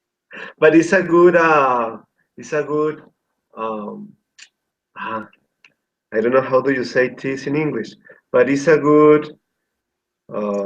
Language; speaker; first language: English; non-native, learner; Spanish